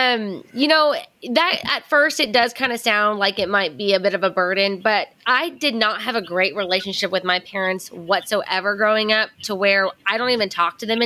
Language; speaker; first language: English; native; English